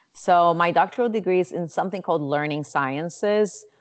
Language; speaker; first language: English; non-native, fluent; Portuguese